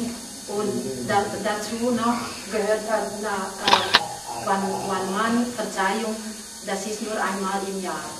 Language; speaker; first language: German; non-native, learner; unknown